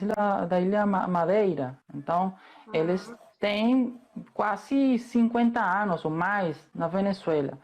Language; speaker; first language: Portuguese; non-native, fluent; Spanish